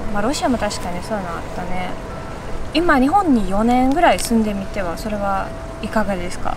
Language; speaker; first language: Japanese; non-native, fluent; Russian